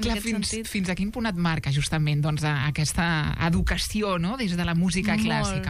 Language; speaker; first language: Catalan; native; Catalan